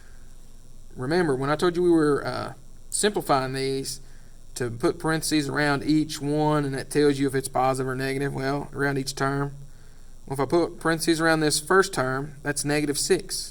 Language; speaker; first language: English; native; English